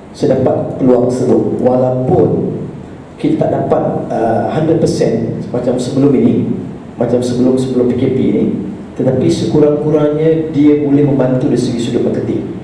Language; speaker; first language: Malay; native; Malay